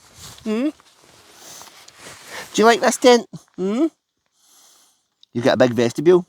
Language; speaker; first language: English; native; English